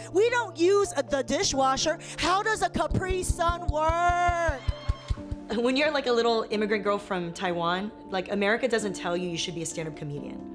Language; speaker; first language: English; native; English